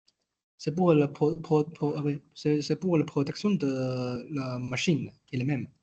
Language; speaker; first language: French; non-native, learner; Chinese